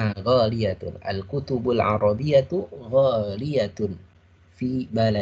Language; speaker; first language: Arabic; non-native, fluent; Indonesian